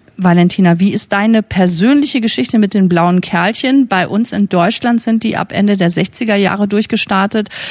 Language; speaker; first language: German; native; German